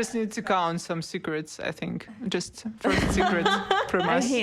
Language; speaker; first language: English; non-native, learner; Russian